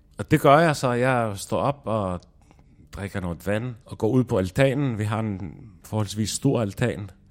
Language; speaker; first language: Danish; non-native, fluent; Arabic